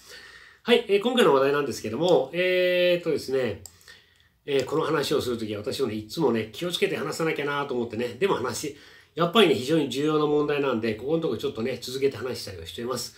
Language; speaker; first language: Japanese; native; Japanese